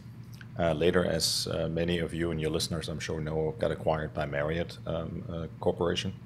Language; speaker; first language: English; non-native, fluent; German